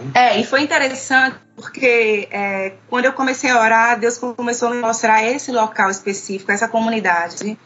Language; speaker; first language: Portuguese; native; Portuguese